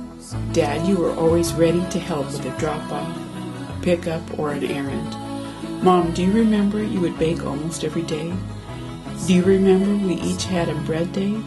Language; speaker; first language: English; native; English